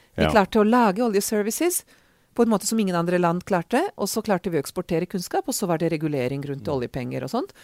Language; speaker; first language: Norwegian; non-native, fluent; Serbian